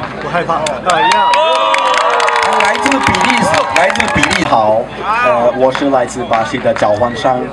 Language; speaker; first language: Chinese; non-native, learner; Portuguese